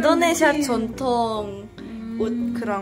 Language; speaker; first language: Korean; non-native, learner; Indonesian